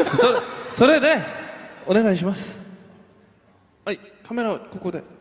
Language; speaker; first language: Japanese; non-native, learner; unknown